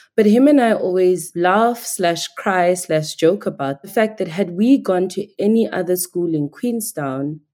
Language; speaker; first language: English; non-native, local second language; Igbo